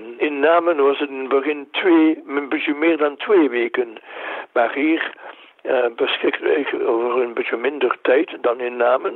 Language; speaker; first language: Dutch; non-native, local second language; French